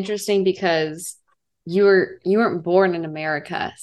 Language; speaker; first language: English; native; English